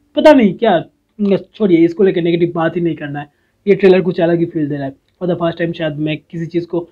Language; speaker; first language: Hindi; non-native, local second language; Bangla